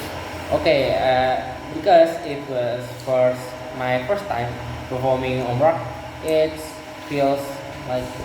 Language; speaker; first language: English; non-native, learner; Indonesian